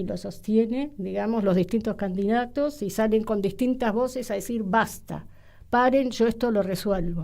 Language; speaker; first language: Spanish; native; Spanish